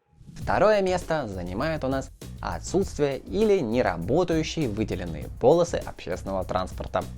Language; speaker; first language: Russian; native; Russian